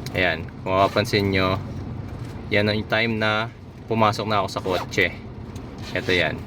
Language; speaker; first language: Filipino; native; Filipino